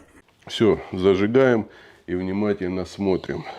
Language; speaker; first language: Russian; native; Russian